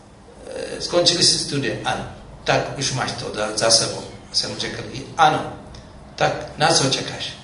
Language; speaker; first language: Czech; non-native, fluent; Amharic